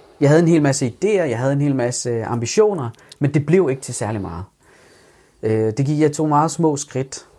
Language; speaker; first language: Danish; early bilingual, other home language; Persian